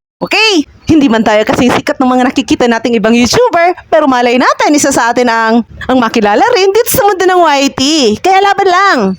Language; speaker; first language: Filipino; non-native, local second language; Iloko